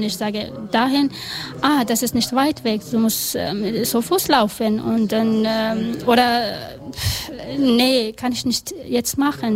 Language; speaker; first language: German; non-native, learner; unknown